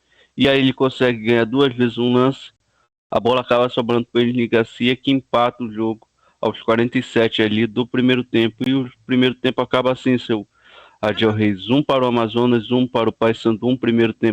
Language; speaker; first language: Portuguese; native; Portuguese